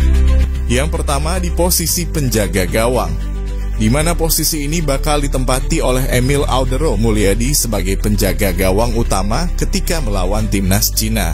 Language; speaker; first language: Indonesian; native; Indonesian